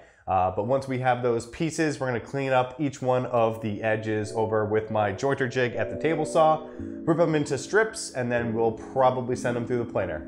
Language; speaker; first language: English; native; English